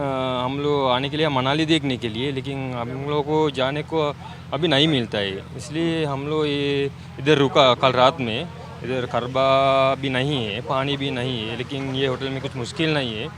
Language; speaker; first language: Hindi; non-native, learner; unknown